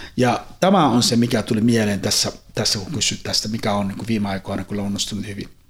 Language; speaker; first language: Finnish; non-native, fluent; Somali